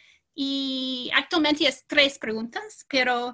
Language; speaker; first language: Spanish; non-native, fluent; English